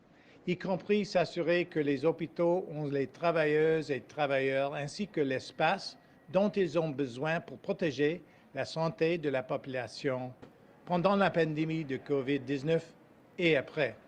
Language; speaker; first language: French; non-native, local second language; English